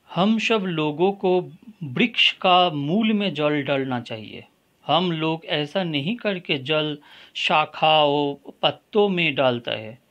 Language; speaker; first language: Hindi; non-native, local second language; Bangla